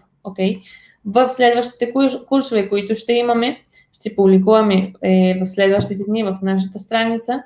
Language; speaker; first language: Bulgarian; non-native, fluent; Spanish